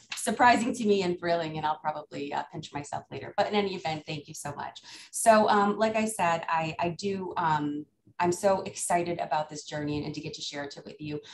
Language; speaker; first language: English; native; English